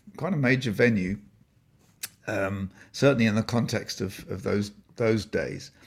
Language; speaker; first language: English; native; English